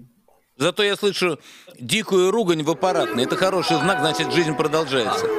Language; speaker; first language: Russian; native; Russian